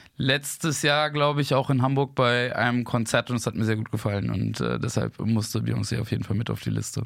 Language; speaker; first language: German; native; German